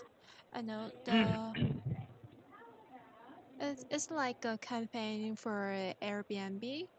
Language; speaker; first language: English; non-native, learner; Korean